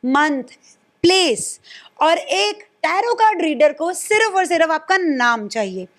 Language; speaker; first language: Hindi; non-native, local second language; Punjabi